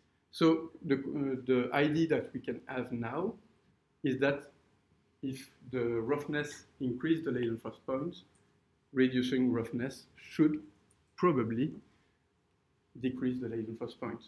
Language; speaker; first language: English; non-native, fluent; French